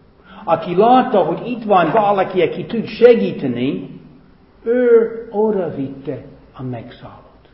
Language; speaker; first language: Hungarian; non-native, fluent; English